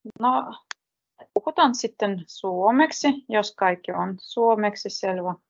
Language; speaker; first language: Finnish; non-native, learner; Russian